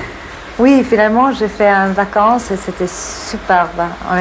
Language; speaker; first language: French; non-native, fluent; English